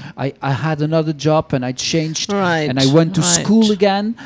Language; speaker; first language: English; non-native, fluent; Dutch